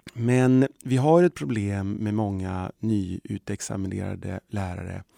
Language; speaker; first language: Swedish; early bilingual, other home language; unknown